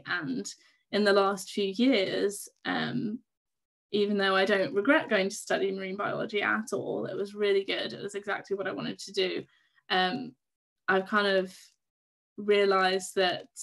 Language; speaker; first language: English; native; English